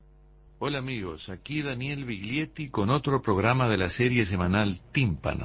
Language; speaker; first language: Spanish; native; Spanish